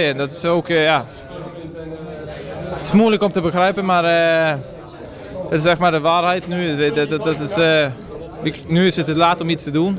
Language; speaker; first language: Dutch; non-native, fluent; Swedish